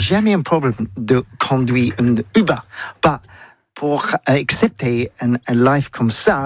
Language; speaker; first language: French; non-native, learner; English